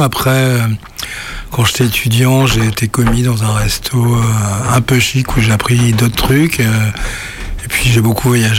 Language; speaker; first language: French; native; French